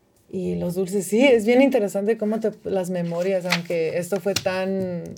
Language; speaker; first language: Spanish; early bilingual, heritage; Spanish